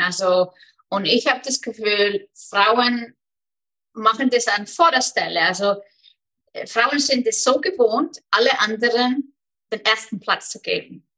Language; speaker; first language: German; non-native, fluent; Icelandic